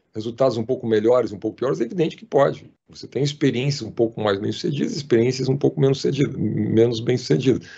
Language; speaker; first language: Portuguese; native; Portuguese